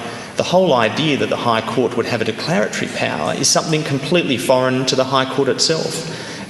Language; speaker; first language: English; native; English